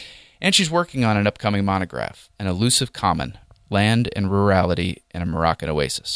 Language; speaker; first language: English; native; English